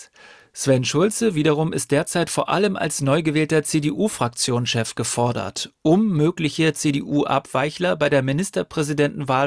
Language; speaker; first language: German; native; German